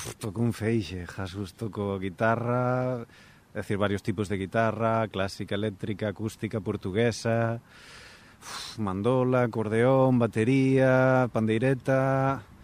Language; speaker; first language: Galician; native; Galician